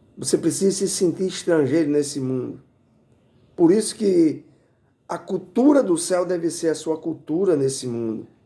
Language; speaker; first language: Portuguese; native; Portuguese